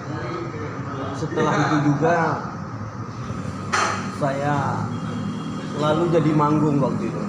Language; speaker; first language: Indonesian; native; Indonesian